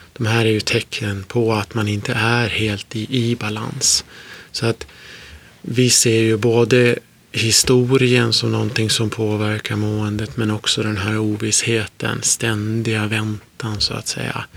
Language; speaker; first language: Swedish; native; Swedish